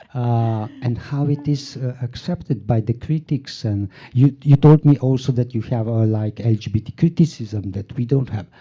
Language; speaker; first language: English; non-native, fluent; Slovenian